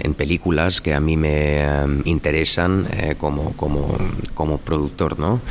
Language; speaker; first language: Spanish; non-native, fluent; German